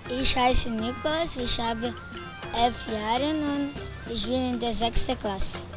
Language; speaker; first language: German; non-native, learner; Portuguese